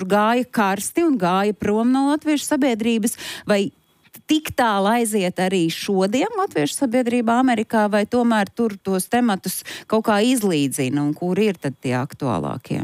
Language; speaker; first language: Latvian; native; Latvian